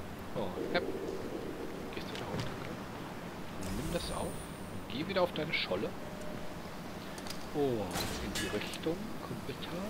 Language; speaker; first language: German; native; German